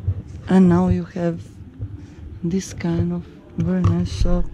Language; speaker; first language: English; non-native, fluent; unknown